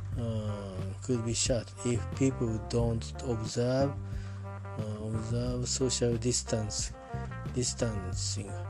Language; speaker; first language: English; non-native, learner; Japanese